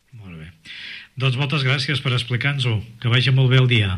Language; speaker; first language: Catalan; native; Catalan